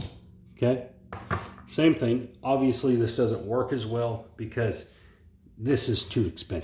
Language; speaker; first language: English; native; English